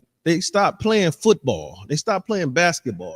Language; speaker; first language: English; native; English